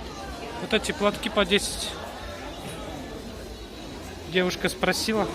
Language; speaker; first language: Russian; non-native, local second language; Kyrgyz